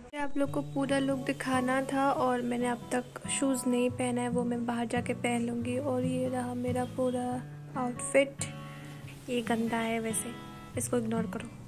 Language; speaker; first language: Hindi; non-native, local second language; Assamese